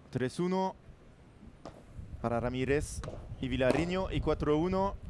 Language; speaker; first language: Spanish; non-native, learner; French